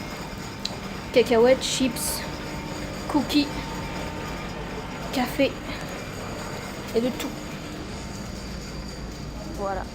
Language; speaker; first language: French; native; French